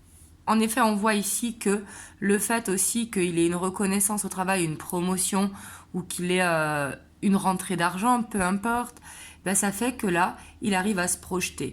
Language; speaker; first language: French; native; French